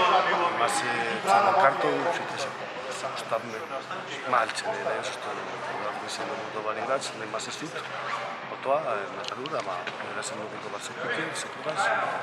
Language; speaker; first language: Macedonian; non-native, learner; Spanish